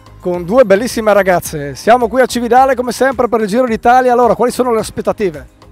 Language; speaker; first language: Italian; native; Italian